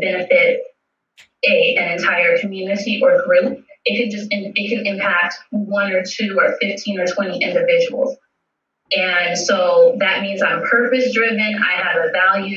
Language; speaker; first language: English; native; English